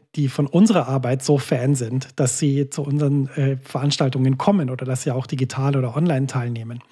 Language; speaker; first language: German; native; German